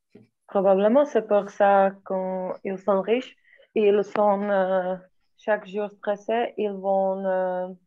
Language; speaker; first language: French; non-native, learner; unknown